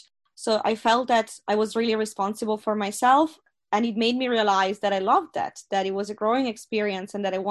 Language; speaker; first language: English; non-native, fluent; Italian